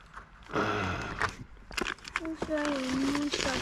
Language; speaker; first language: French; native; French